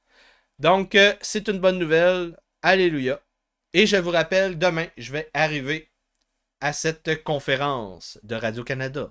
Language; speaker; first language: French; native; French